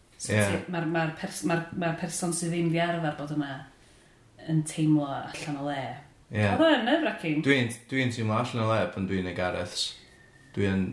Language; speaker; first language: Welsh; native; Welsh